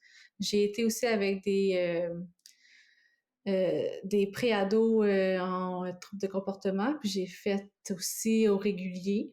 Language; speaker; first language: French; native; French